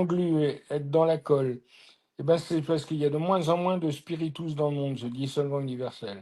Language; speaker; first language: French; native; French